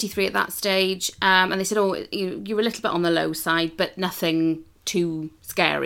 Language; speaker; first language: English; native; English